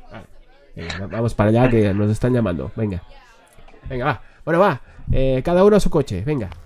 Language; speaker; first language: Spanish; non-native, local second language; Catalan